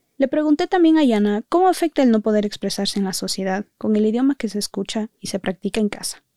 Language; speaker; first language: Spanish; native; Spanish